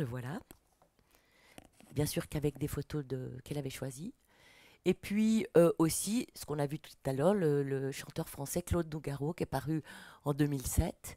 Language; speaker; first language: French; native; French